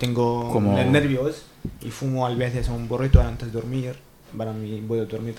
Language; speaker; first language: Spanish; non-native, learner; Arabic